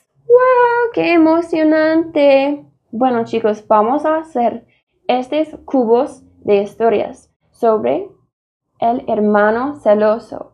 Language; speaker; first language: Spanish; non-native, fluent; English